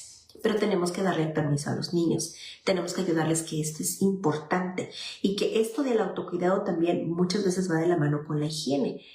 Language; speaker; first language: Spanish; native; Spanish